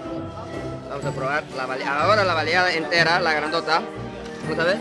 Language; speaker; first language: Spanish; non-native, fluent; Japanese